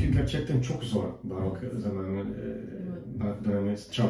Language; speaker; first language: Turkish; non-native, fluent; Italian